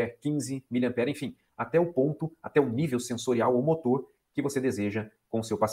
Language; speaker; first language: Portuguese; native; Portuguese